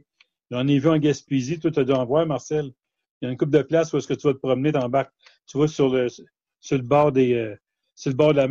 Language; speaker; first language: French; native; French